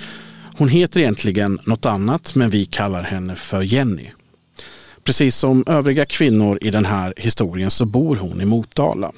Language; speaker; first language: Swedish; native; Swedish